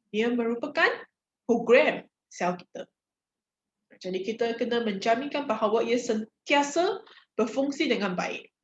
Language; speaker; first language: Malay; non-native, local second language; Chinese